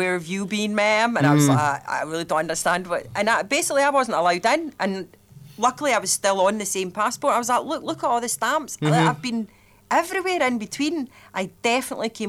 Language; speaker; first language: English; native; English